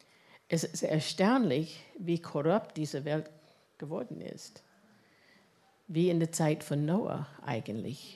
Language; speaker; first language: German; non-native, fluent; English